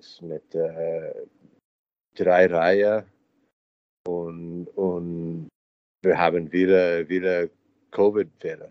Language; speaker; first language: German; non-native, learner; English